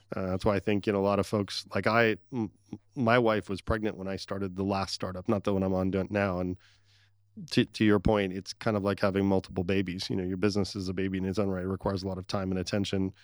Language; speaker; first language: English; early bilingual, other home language; Arabic